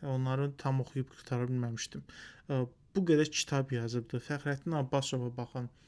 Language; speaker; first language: Azerbaijani; non-native, local second language; Talysh